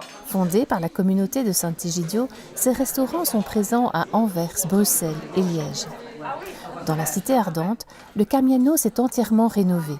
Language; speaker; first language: French; native; French